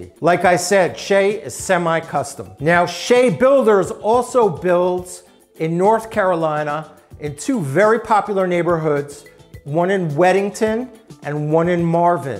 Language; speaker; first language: English; native; English